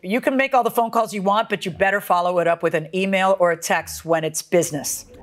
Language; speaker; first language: English; early bilingual, other home language; Spanish